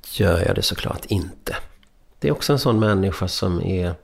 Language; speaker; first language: Swedish; early bilingual, other home language; Hungarian